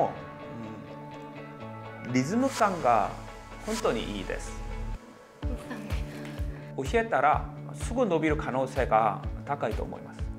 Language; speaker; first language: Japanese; non-native, learner; Korean